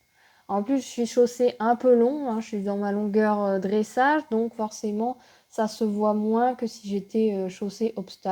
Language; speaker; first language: French; native; French